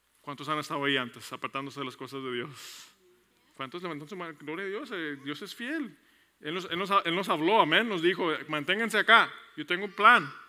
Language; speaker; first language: Spanish; early bilingual, heritage; Spanish